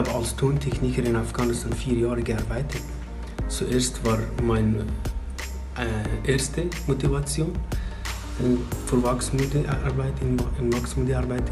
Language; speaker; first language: German; non-native, learner; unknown